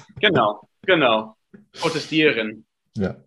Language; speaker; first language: German; non-native, learner; English